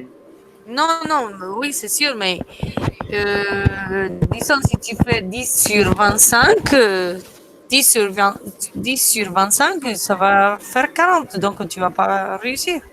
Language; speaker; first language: French; non-native, fluent; Spanish